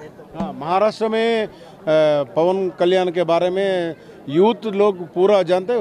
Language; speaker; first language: Hindi; non-native, local second language; Telugu